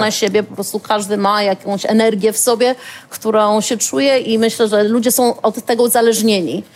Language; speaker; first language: Polish; early bilingual, heritage; Polish